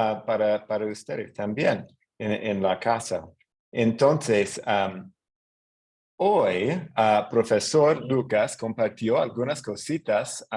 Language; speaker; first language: Spanish; non-native, fluent; English